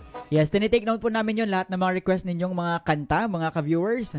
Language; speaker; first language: Filipino; native; Filipino